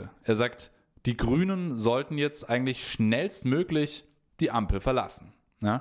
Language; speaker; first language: German; native; German